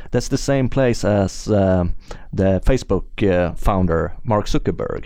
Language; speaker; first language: English; non-native, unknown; Swedish